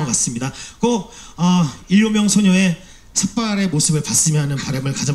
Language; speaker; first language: Korean; native; Korean